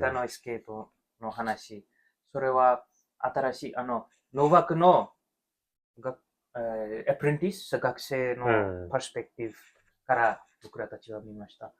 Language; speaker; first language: Japanese; non-native, learner; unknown